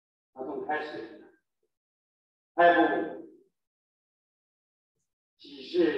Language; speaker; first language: Chinese; native; Chinese